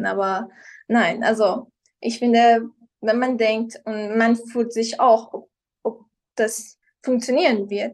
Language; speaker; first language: German; non-native, fluent; Persian